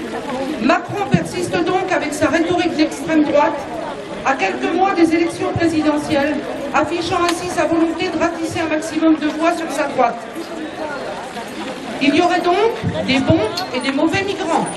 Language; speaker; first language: French; native; French